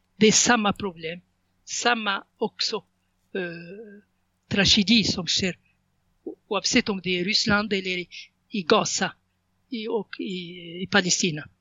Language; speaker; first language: Swedish; non-native, fluent; Arabic